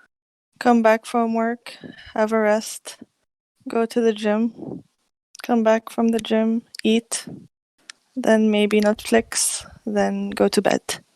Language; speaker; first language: English; non-native, fluent; Arabic